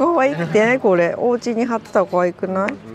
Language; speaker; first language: French; non-native, learner; Japanese